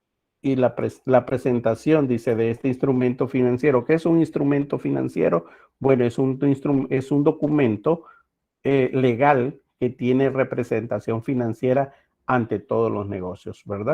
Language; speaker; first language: Spanish; native; Spanish